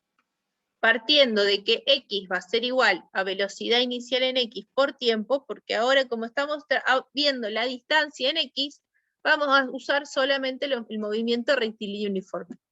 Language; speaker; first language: Spanish; native; Spanish